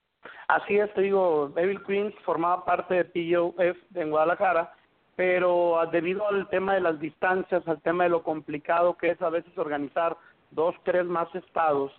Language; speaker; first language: Spanish; native; Spanish